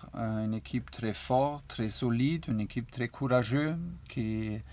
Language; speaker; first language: French; non-native, learner; German